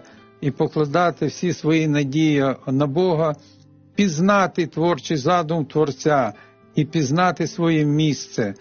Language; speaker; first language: Ukrainian; native; Ukrainian